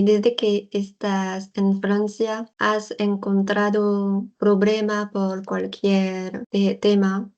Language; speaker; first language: Spanish; non-native, fluent; French